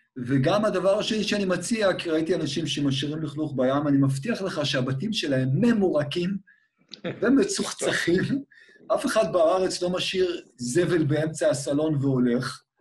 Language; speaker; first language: Hebrew; native; Hebrew